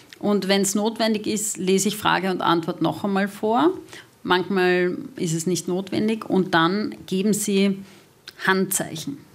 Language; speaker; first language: German; native; German